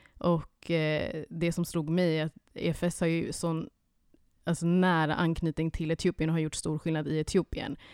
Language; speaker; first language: Swedish; early bilingual, other home language; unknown